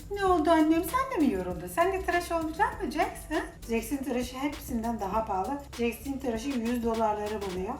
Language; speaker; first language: Turkish; native; Turkish